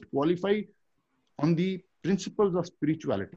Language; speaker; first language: English; non-native, local second language; Hindi